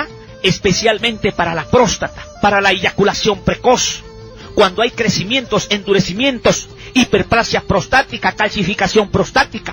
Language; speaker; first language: Spanish; native; Spanish